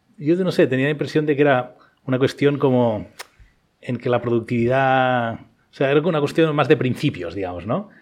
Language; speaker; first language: Spanish; non-native, local second language; Catalan